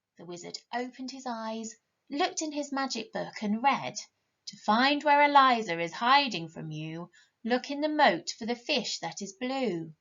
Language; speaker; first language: English; native; English